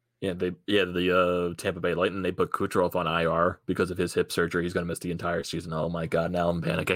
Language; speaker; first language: English; native; English